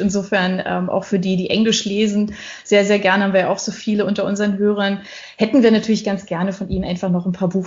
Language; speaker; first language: German; native; German